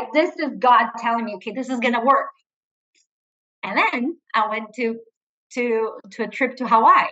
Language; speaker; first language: English; non-native, fluent; Portuguese